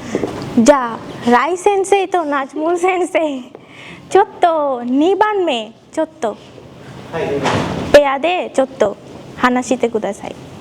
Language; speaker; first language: Japanese; non-native, fluent; Bangla